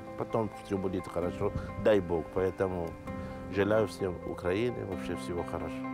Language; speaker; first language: Russian; non-native, fluent; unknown